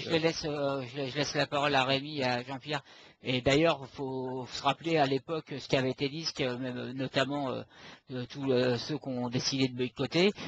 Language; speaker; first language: French; native; French